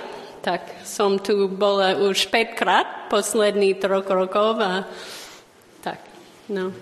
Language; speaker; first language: Slovak; non-native, learner; English